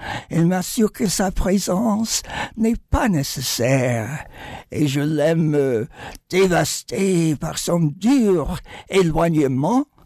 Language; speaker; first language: French; non-native, fluent; English